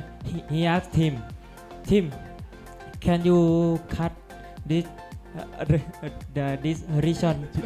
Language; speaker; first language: English; non-native, learner; Thai